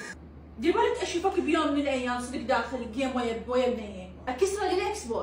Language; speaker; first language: Arabic; native; Arabic